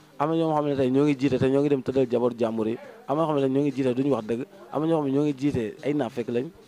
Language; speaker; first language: Wolof; native; Wolof